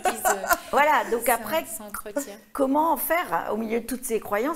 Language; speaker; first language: French; native; French